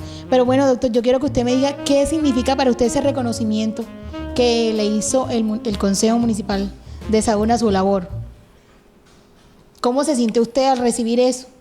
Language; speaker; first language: Spanish; native; Spanish